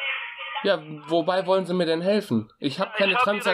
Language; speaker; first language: German; native; German